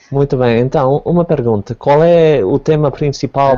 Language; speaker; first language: Portuguese; non-native, learner; English